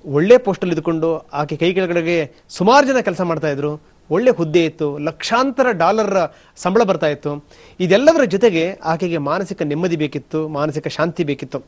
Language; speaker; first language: Kannada; native; Kannada